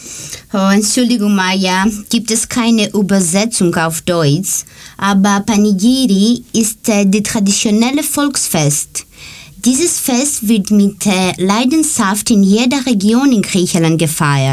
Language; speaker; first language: German; non-native, learner; Greek